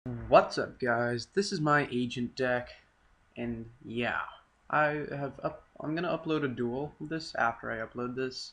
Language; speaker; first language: English; native; English